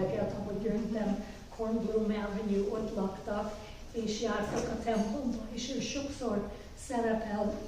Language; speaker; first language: Hungarian; early bilingual, heritage; Hungarian